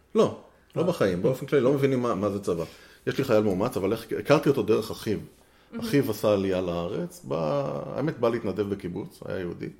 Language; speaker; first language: Hebrew; native; Hebrew